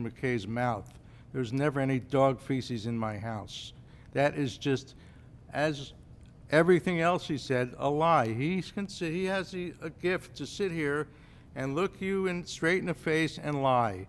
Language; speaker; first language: English; native; English